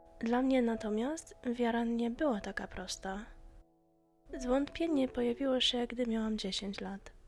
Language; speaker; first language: Polish; non-native, fluent; English